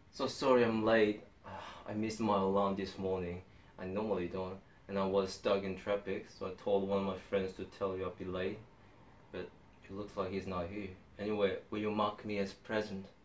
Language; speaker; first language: English; non-native, fluent; Korean